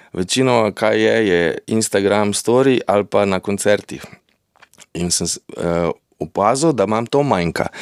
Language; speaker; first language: Slovenian; native; Slovenian